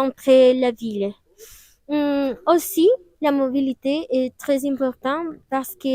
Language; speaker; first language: French; non-native, learner; Spanish